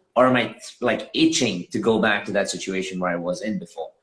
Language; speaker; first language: English; native; English